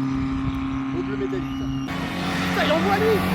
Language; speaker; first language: French; native; French